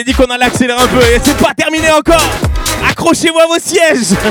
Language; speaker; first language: French; native; French